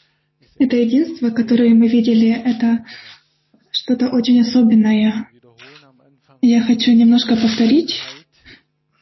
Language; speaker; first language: Russian; non-native, fluent; German